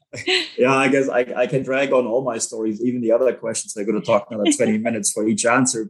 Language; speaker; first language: English; non-native, fluent; German